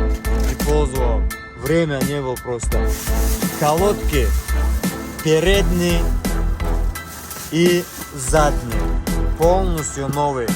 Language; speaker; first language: Russian; non-native, learner; Tajik